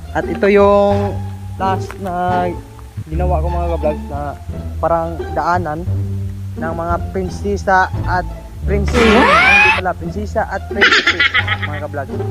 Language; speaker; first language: Filipino; non-native, local second language; Cebuano